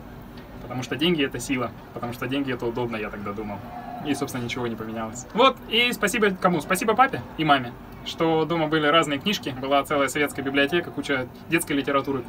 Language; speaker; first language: Russian; native; Russian